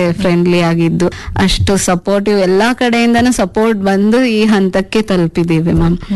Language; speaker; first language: Kannada; non-native, local second language; Urdu